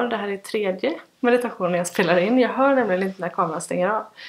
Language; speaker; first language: Swedish; native; Swedish